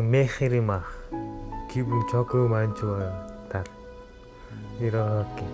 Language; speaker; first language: Korean; non-native, learner; Kyrgyz